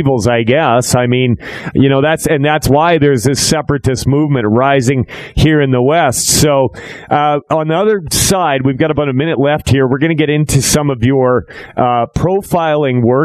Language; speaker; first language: English; native; English